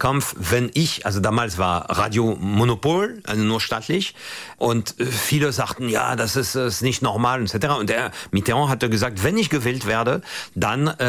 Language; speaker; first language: German; non-native, fluent; French